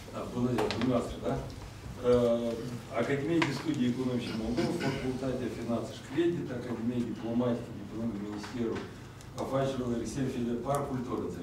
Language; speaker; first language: Romanian; non-native, local second language; Russian